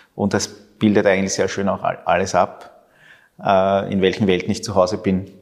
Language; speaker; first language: German; early bilingual, other home language; Spanish